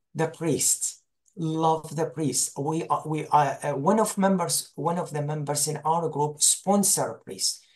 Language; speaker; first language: English; non-native, fluent; Arabic